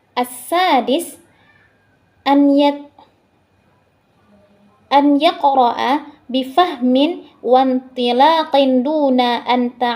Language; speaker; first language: Arabic; non-native, learner; Indonesian